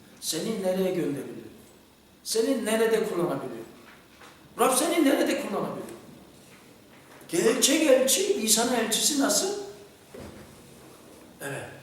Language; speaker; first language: Turkish; non-native, fluent; Korean